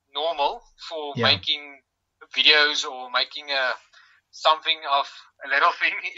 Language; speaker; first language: English; non-native, local second language; Afrikaans